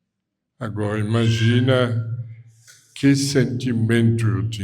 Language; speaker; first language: Portuguese; non-native, fluent; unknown